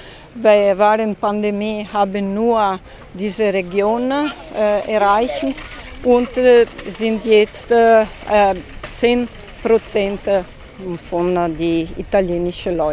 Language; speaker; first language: German; non-native, learner; Italian